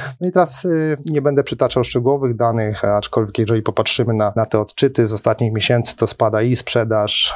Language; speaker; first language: Polish; native; Polish